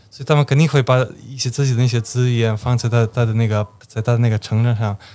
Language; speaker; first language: Chinese; non-native, fluent; Slovenian